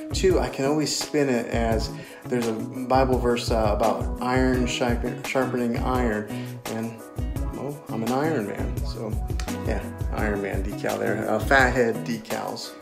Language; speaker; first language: English; native; English